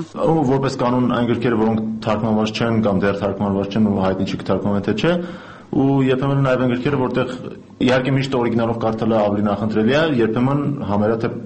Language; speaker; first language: Armenian; native; Armenian